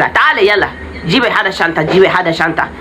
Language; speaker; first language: Arabic; non-native, learner; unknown